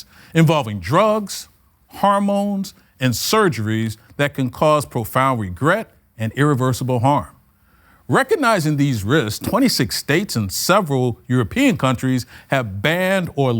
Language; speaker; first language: English; native; English